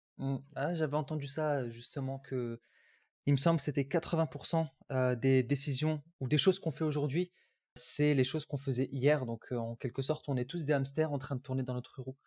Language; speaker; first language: French; early bilingual, other home language; Arabic